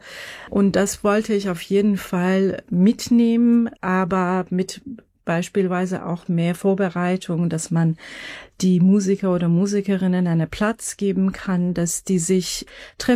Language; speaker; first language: German; non-native, fluent; Persian